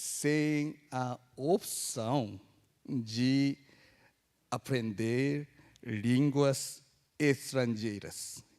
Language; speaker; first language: Portuguese; non-native, fluent; Korean